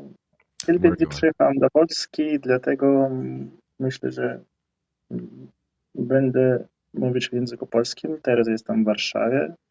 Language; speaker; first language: Polish; non-native, learner; Russian